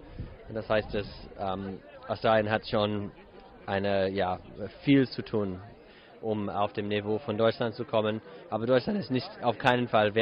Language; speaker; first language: German; non-native, fluent; English